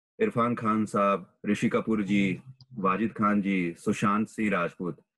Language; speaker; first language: Hindi; non-native, local second language; Gujarati